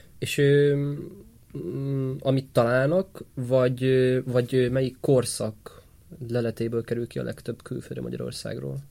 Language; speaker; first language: Hungarian; native; Hungarian